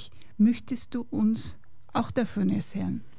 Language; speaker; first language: German; non-native, learner; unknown